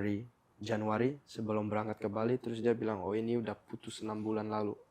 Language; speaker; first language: Indonesian; early bilingual, heritage; English